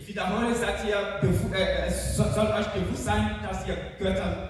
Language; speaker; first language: German; non-native, fluent; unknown